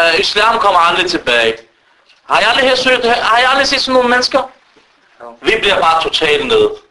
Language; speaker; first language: Danish; early bilingual, other home language; Arabic